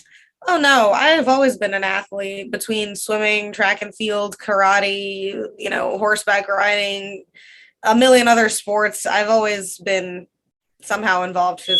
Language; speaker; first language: English; non-native, fluent; Russian